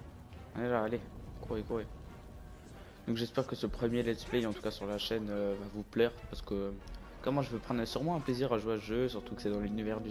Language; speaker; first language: French; native; French